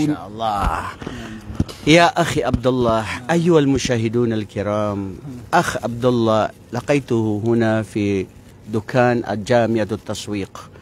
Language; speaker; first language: Arabic; non-native, fluent; Maranao